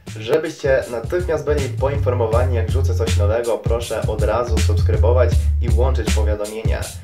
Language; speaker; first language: Polish; non-native, fluent; Croatian